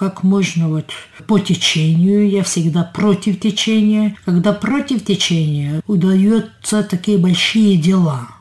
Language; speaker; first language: Russian; non-native, local second language; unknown